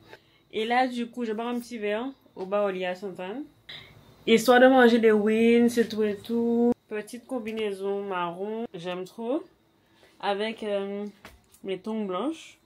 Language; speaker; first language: French; native; French